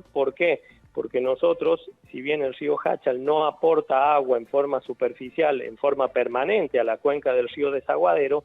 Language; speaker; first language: Spanish; native; Spanish